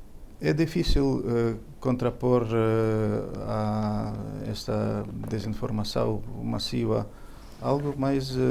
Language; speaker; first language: Portuguese; non-native, fluent; Ukrainian